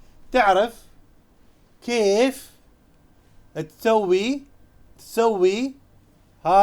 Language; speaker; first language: Arabic; non-native, fluent; Urdu